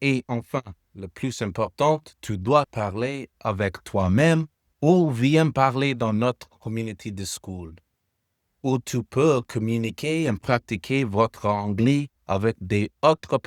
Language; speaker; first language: French; non-native, fluent; English